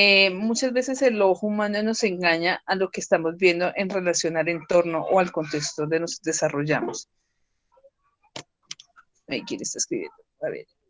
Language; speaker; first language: Spanish; native; Spanish